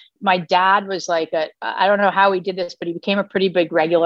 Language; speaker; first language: English; native; English